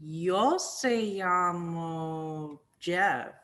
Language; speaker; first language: Spanish; non-native, learner; English